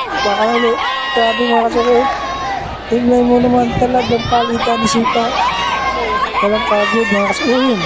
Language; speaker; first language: Filipino; native; Filipino